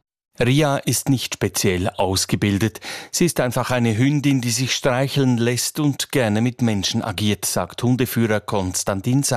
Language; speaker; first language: German; native; German